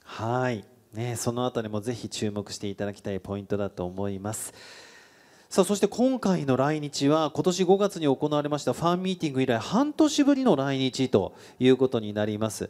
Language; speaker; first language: Japanese; native; Japanese